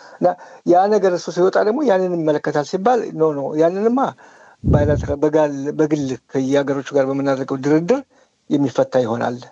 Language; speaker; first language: Amharic; native; Amharic